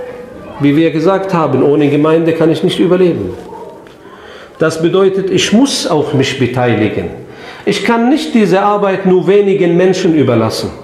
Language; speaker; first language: German; non-native, fluent; Arabic